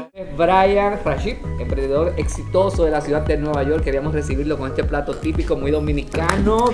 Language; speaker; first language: Spanish; native; Spanish